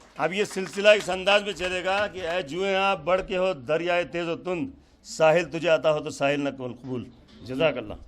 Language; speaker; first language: Urdu; native; Urdu